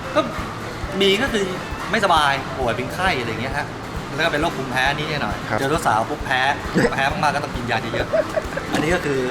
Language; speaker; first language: Thai; native; Thai